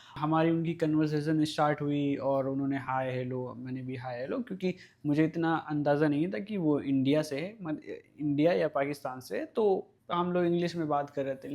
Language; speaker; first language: Hindi; native; Hindi